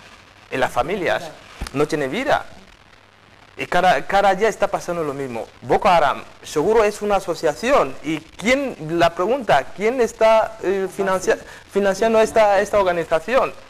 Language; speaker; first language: Spanish; non-native, fluent; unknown